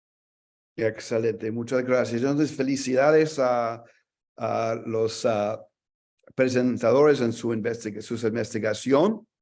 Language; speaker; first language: Spanish; non-native, fluent; English